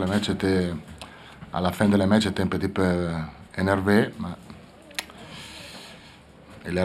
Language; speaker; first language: French; non-native, learner; Italian